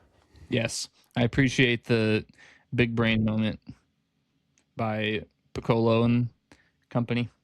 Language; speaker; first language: English; native; English